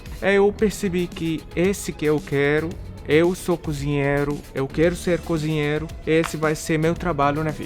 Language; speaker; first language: Portuguese; non-native, learner; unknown